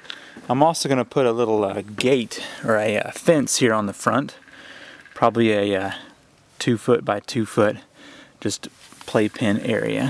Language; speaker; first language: English; native; English